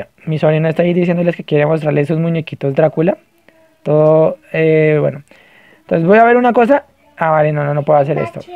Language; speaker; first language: Spanish; native; Spanish